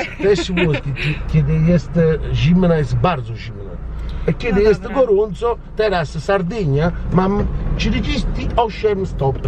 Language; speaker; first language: Polish; non-native, learner; Italian